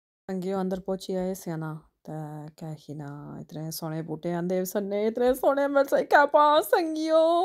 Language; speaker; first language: Punjabi; early bilingual, heritage; Punjabi